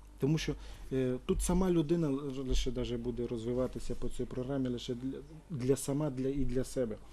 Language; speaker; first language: Ukrainian; non-native, local second language; Romany